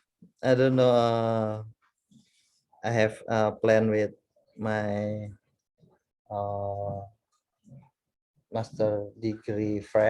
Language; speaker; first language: English; non-native, learner; Indonesian